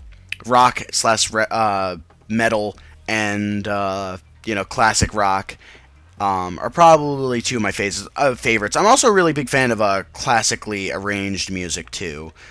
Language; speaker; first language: English; native; English